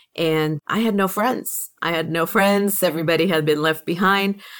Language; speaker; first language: English; early bilingual, other home language; Spanish